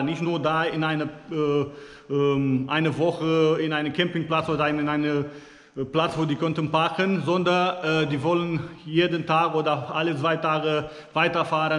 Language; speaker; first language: German; non-native, fluent; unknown